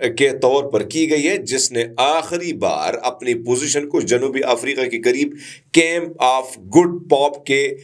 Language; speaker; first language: Urdu; non-native, local second language; Punjabi